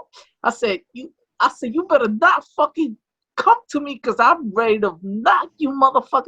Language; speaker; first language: English; native; English